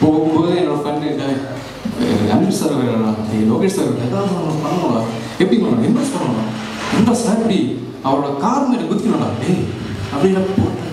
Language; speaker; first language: Tamil; non-native, local second language; Malayalam